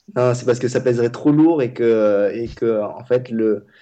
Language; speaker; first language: French; non-native, fluent; Vietnamese